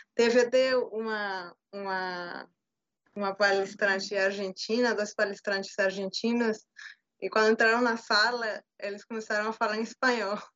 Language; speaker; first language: Portuguese; non-native, fluent; Spanish